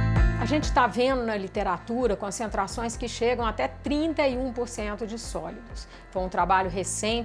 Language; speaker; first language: Portuguese; native; Portuguese